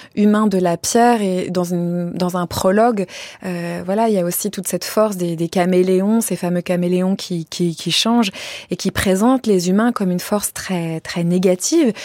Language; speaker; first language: French; native; French